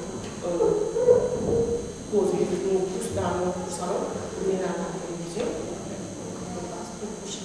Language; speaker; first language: French; non-native, learner; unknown